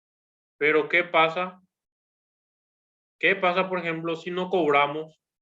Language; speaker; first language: Spanish; native; Spanish